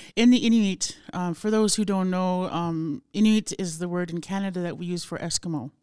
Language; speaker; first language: English; native; English